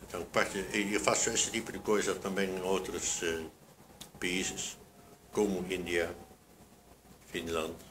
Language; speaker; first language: Portuguese; non-native, fluent; Dutch